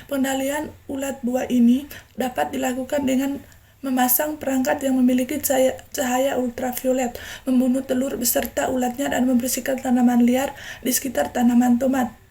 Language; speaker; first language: Indonesian; non-native, learner; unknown